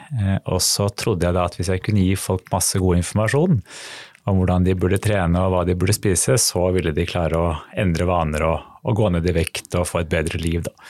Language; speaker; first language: Norwegian; native; Norwegian